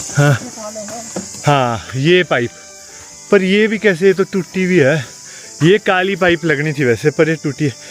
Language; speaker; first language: Hindi; native; Hindi